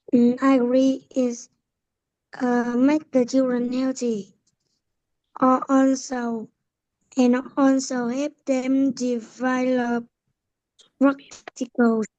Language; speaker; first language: English; non-native, learner; Vietnamese